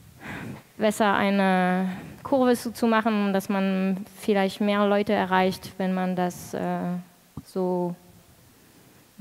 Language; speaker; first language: German; non-native, fluent; French